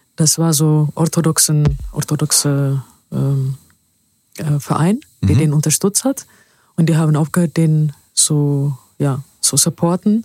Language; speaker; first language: German; non-native, fluent; Amharic